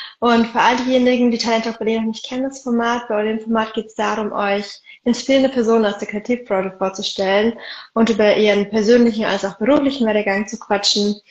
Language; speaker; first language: German; early bilingual, other home language; Arabic